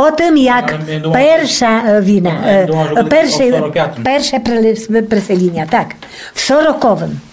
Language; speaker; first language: Polish; non-native, local second language; Rusyn